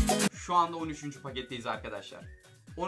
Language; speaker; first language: Turkish; native; Turkish